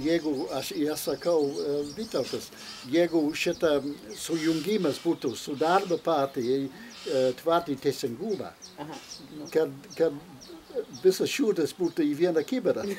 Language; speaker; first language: Lithuanian; non-native, learner; English